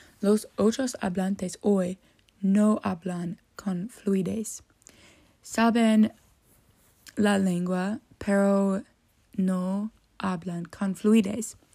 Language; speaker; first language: Spanish; non-native, learner; English